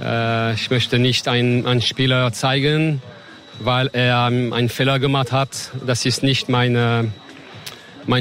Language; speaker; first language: German; non-native, fluent; French